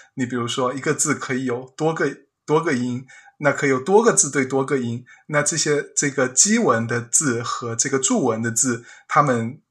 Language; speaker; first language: Chinese; native; Chinese